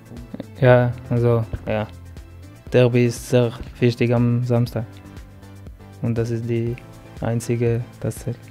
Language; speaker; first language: German; non-native, local second language; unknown